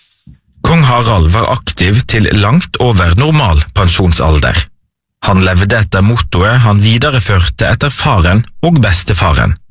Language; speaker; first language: Norwegian; native; Norwegian